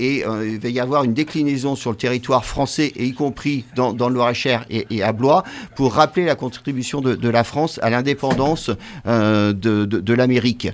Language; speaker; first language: French; native; French